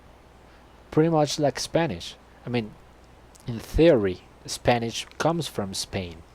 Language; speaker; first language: English; non-native, fluent; Spanish